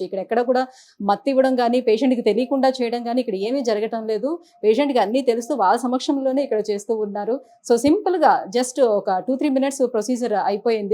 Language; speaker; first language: Telugu; native; Telugu